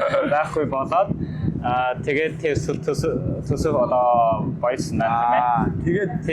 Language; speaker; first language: Mongolian; non-native, learner; Vietnamese